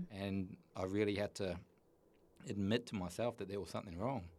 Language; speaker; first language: English; native; English